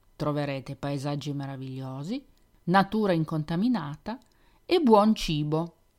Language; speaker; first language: Italian; native; Italian